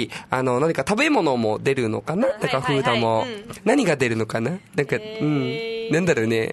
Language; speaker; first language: Japanese; native; Japanese